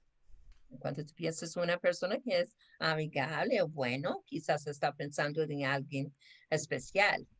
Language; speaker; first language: Spanish; non-native, fluent; English